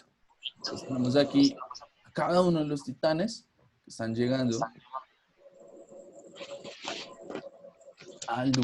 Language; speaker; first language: Spanish; native; Spanish